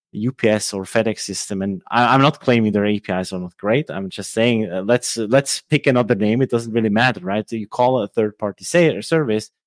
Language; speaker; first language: English; non-native, fluent; Swiss German